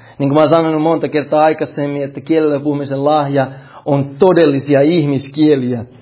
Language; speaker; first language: Finnish; early bilingual, heritage; Finnish